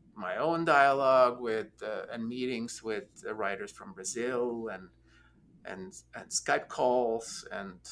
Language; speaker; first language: English; non-native, fluent; Norwegian